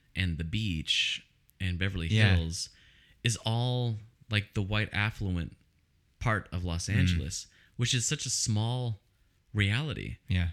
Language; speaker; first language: English; native; English